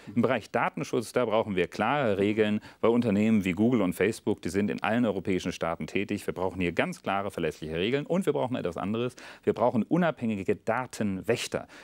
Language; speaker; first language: German; native; German